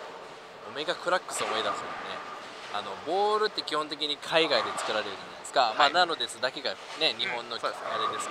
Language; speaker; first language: Japanese; native; Japanese